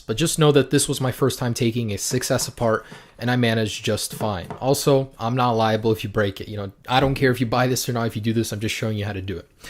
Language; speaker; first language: English; native; English